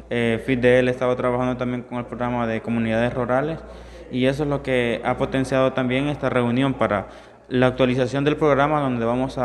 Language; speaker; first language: Spanish; native; Spanish